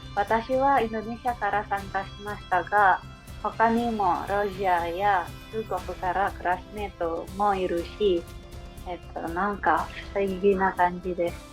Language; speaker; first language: Japanese; non-native, learner; Indonesian